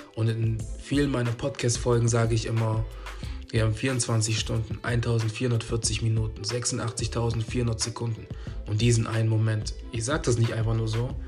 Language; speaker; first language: German; native; German